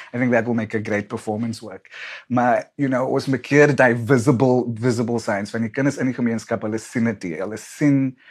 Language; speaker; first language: English; non-native, local second language; Afrikaans